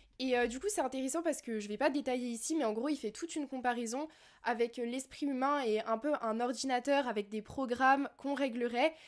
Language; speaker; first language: French; native; French